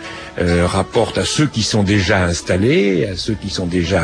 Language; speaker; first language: French; native; French